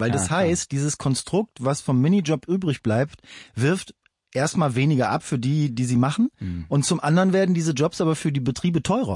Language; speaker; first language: German; native; German